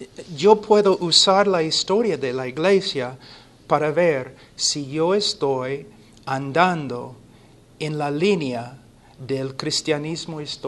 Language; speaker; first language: Spanish; non-native, fluent; English